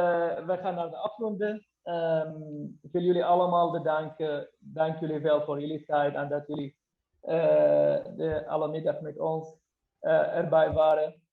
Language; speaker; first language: Dutch; non-native, fluent; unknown